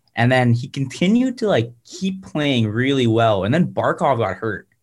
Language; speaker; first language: English; native; English